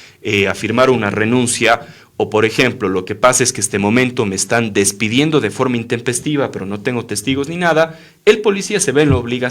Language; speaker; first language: Spanish; native; Spanish